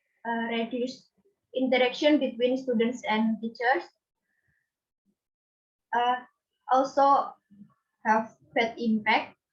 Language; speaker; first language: English; non-native, fluent; Indonesian